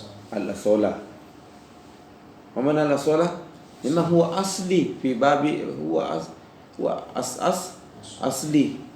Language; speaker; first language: Arabic; non-native, fluent; Indonesian